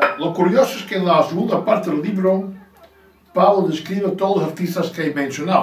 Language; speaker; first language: Spanish; non-native, fluent; English